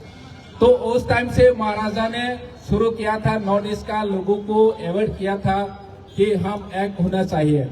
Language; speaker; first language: Hindi; non-native, local second language; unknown